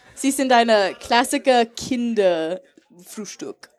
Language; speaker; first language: German; non-native, learner; English